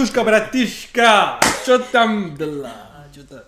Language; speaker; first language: Russian; non-native, learner; English